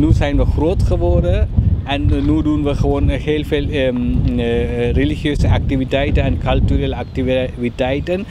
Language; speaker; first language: Dutch; non-native, fluent; Tamil